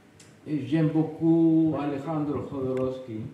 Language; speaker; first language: French; non-native, fluent; Spanish